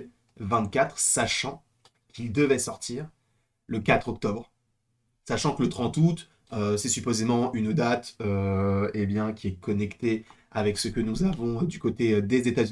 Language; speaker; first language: French; native; French